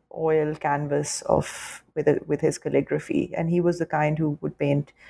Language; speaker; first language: English; non-native, local second language; Urdu